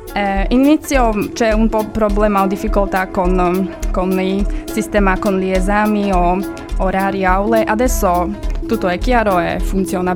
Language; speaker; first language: Italian; non-native, learner; Slovak